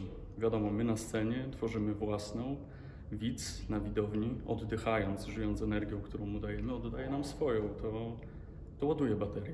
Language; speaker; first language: Polish; native; Polish